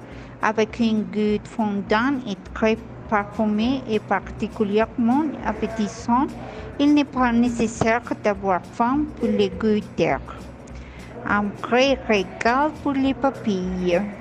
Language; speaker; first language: French; non-native, learner; Spanish